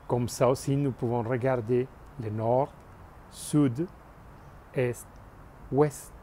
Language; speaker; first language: French; non-native, learner; Spanish